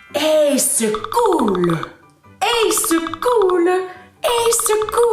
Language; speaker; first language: French; non-native, fluent; English